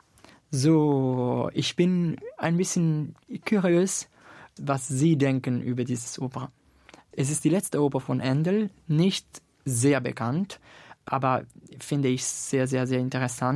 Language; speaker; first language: German; non-native, learner; Italian